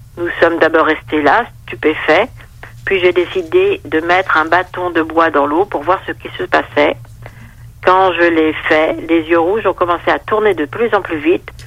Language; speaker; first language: French; native; French